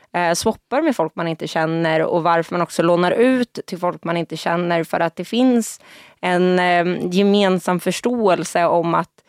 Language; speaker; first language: Swedish; early bilingual, other home language; Portuguese